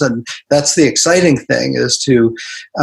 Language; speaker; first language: English; native; English